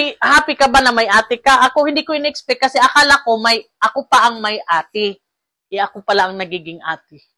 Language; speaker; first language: Filipino; non-native, local second language; Cebuano